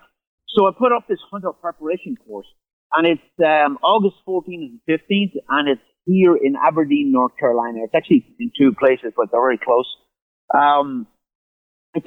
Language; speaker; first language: English; native; English